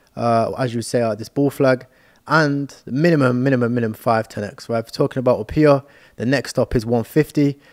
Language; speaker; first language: English; native; English